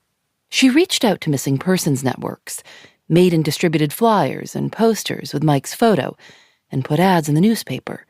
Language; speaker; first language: English; native; English